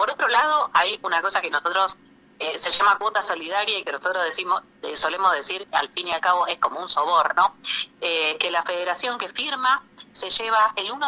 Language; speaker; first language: Spanish; native; Spanish